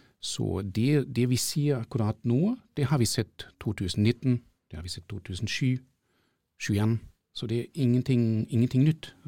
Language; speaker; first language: Norwegian; non-native, fluent; German